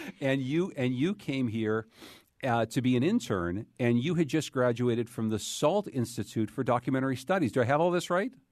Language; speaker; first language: English; native; English